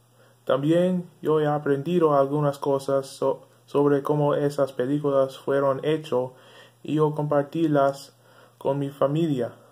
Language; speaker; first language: Spanish; non-native, learner; English